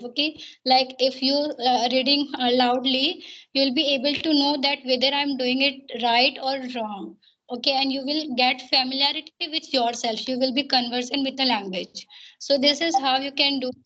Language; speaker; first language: English; non-native, learner; Hindi